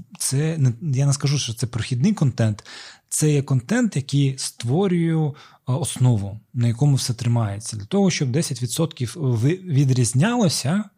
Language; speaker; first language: Ukrainian; non-native, local second language; Russian